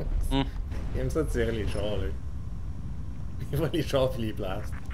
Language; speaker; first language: French; native; French